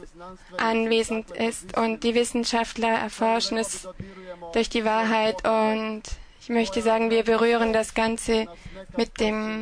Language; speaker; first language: German; non-native, fluent; Croatian